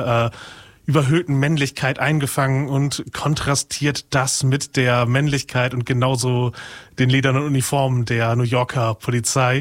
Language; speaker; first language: German; native; German